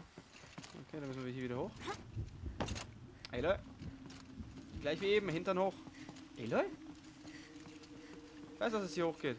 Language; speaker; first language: German; native; German